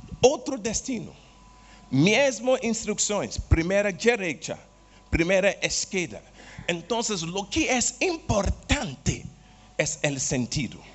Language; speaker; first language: Spanish; non-native, learner; Portuguese